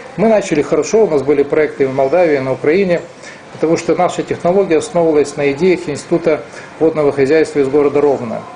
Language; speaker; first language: Russian; non-native, local second language; Romanian